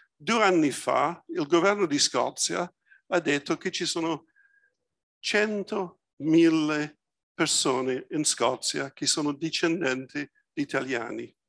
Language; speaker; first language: Italian; early bilingual, heritage; Italian